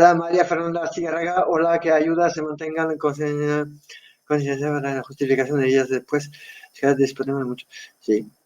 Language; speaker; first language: Spanish; non-native, fluent; Basque